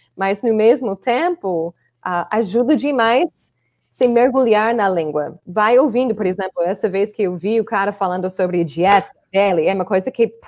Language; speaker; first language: Portuguese; non-native, fluent; English